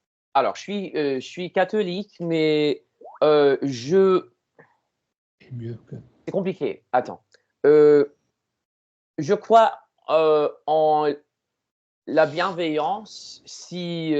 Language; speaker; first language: French; non-native, learner; English